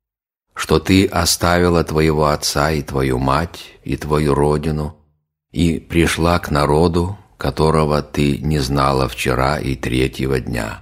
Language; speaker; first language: Russian; native; Russian